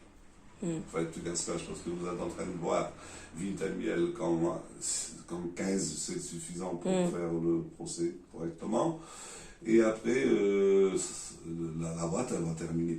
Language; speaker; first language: French; non-native, learner; Portuguese